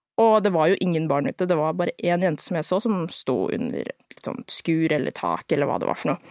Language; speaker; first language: Norwegian; early bilingual, other home language; Filipino